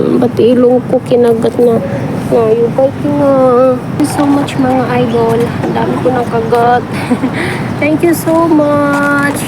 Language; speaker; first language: Filipino; non-native, local second language; Cebuano